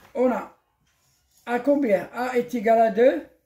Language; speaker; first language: French; non-native, local second language; Arabic